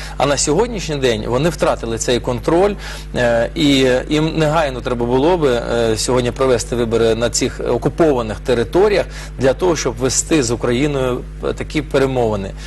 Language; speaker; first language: Ukrainian; non-native, local second language; Russian